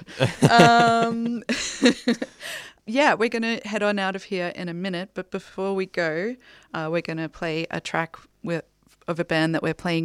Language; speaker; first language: English; native; English